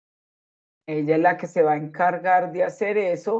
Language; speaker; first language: Spanish; native; Spanish